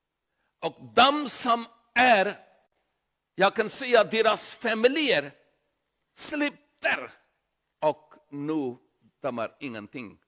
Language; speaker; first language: Swedish; non-native, learner; Urdu